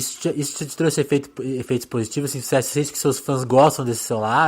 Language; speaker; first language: Portuguese; native; Portuguese